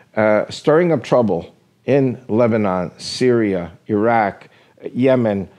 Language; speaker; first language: English; native; English